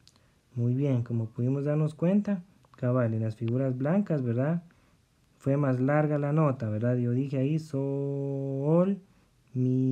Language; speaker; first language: Spanish; native; Spanish